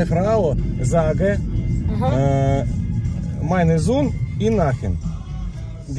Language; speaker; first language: German; non-native, learner; Ukrainian